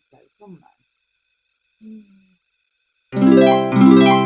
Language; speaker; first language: French; non-native, learner; Japanese